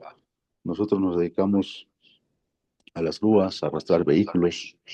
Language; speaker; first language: Spanish; native; Spanish